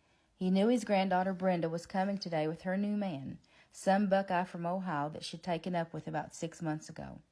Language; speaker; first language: English; native; English